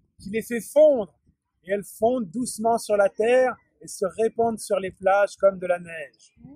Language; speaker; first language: French; native; French